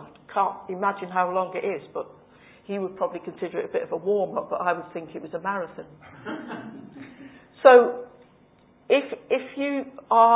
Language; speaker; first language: English; native; English